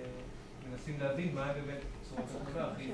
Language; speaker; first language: Hebrew; native; Hebrew